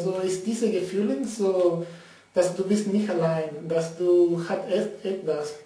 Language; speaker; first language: German; non-native, learner; Spanish